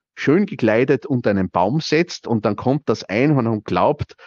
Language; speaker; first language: German; native; German